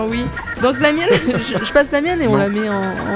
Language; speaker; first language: French; native; French